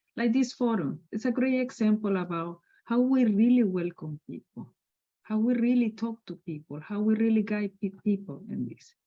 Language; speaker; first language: English; non-native, fluent; Spanish